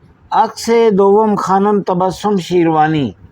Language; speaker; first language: Persian; non-native, fluent; Urdu